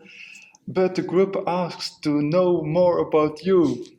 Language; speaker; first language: English; non-native, fluent; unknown